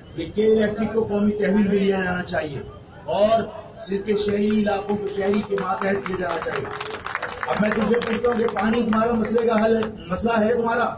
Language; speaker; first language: Urdu; native; Urdu